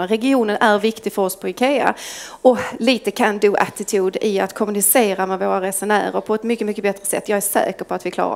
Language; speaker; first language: Swedish; native; Swedish